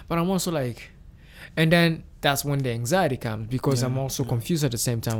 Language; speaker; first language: English; non-native, local second language; Kinyarwanda